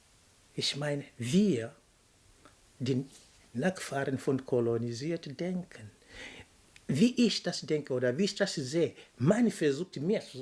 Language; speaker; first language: German; non-native, fluent; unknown